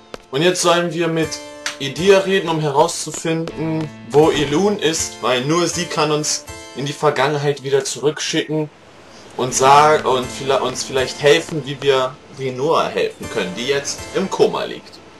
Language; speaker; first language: German; native; German